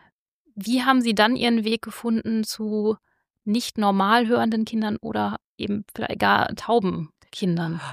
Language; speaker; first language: German; native; German